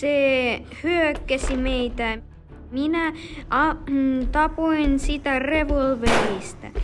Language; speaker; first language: Finnish; non-native, learner; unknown